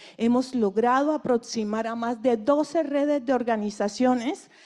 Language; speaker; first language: Spanish; native; Spanish